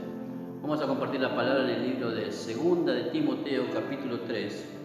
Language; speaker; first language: Spanish; native; Spanish